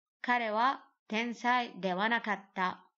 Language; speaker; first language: Japanese; non-native, learner; Arabic